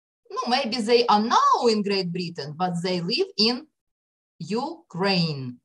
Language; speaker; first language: English; non-native, fluent; Ukrainian